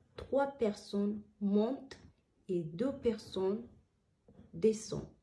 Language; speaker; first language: French; non-native, learner; Somali